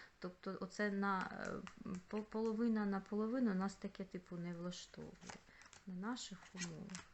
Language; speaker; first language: Ukrainian; non-native, local second language; Russian